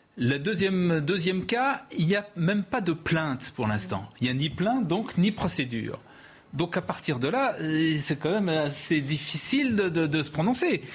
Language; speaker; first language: French; native; French